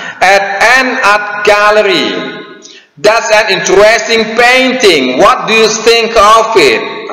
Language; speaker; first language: English; non-native, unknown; Indonesian